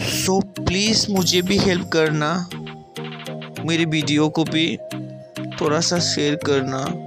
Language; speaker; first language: Hindi; non-native, local second language; Bodo